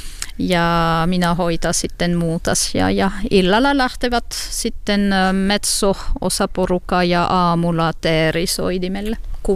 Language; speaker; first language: Finnish; non-native, learner; French